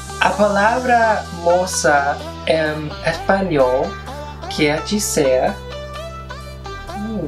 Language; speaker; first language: Portuguese; non-native, fluent; Spanish